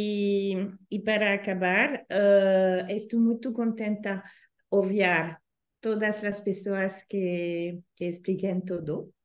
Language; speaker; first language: Portuguese; non-native, learner; Spanish